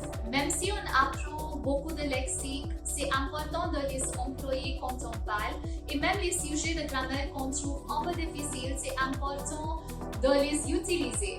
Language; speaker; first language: French; non-native, fluent; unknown